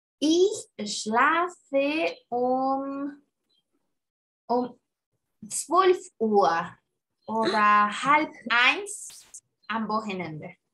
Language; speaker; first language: German; non-native, fluent; Spanish